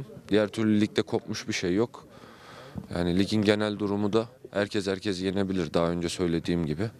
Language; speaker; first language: Turkish; native; Turkish